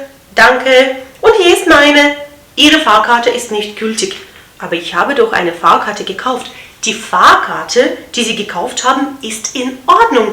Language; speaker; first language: German; non-native, fluent; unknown